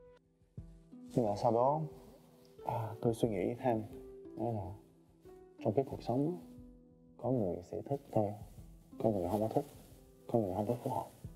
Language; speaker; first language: Vietnamese; early bilingual, heritage; French